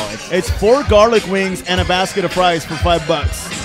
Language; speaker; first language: English; native; English